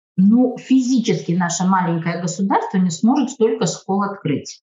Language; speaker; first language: Russian; native; Russian